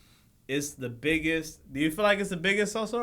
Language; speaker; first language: English; native; English